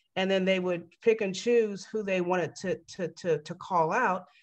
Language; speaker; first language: English; native; English